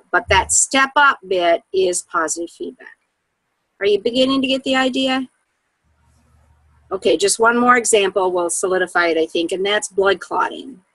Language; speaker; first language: English; native; English